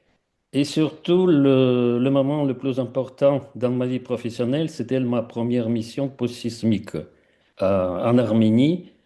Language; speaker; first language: French; non-native, fluent; Russian